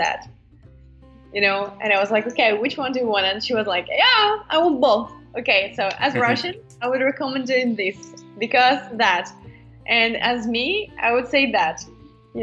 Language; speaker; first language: English; non-native, fluent; Russian